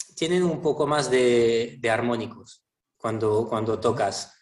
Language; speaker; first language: Spanish; non-native, fluent; French